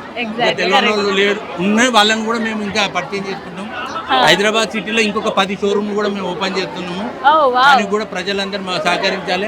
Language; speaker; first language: Telugu; native; Telugu